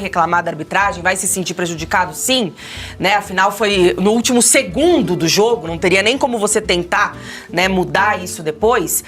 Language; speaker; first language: Portuguese; native; Portuguese